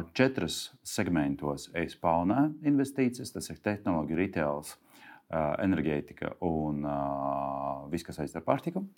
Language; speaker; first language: Latvian; non-native, local second language; Russian